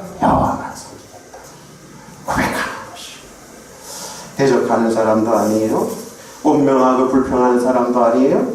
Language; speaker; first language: Korean; native; Korean